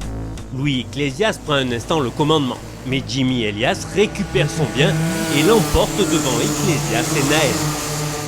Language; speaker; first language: French; native; French